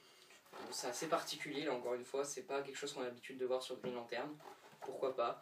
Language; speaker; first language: French; native; French